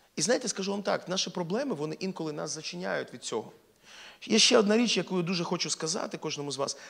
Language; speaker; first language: Ukrainian; non-native, local second language; Russian